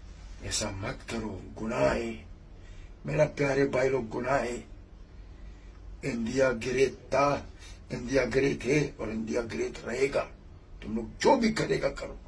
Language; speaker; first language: Hindi; non-native, fluent; Arabic